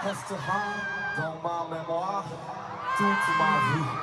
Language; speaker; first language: French; non-native, learner; Korean